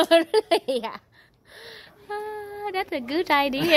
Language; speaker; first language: English; non-native, learner; Vietnamese